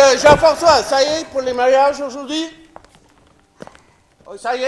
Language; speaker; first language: French; non-native, fluent; English